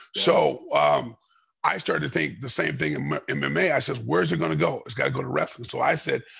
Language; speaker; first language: English; native; English